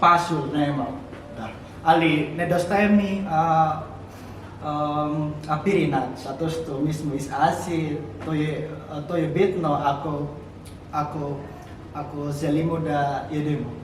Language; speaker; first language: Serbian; non-native, learner; Indonesian